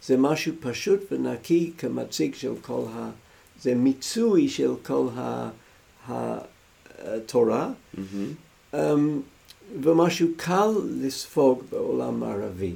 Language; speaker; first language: Hebrew; non-native, fluent; English